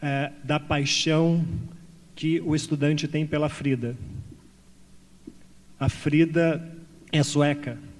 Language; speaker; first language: Portuguese; native; Portuguese